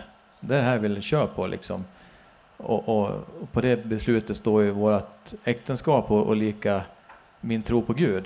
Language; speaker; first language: Swedish; native; Swedish